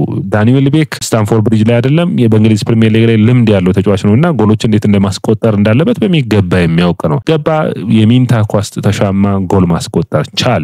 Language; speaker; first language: Amharic; native; Amharic